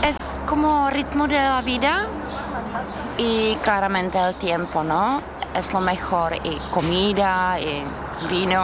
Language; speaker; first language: Spanish; non-native, learner; Czech